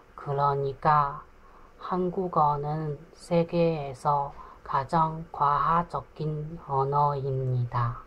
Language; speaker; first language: Korean; non-native, fluent; Chinese